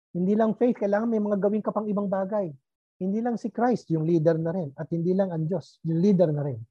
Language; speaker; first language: Filipino; native; Filipino